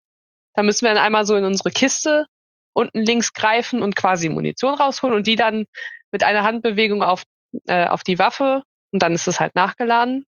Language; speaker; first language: German; native; German